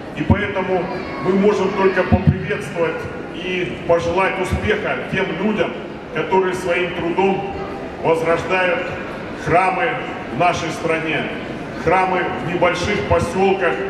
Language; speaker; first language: Russian; native; Russian